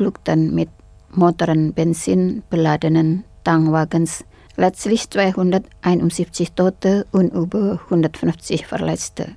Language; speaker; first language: German; non-native, fluent; Indonesian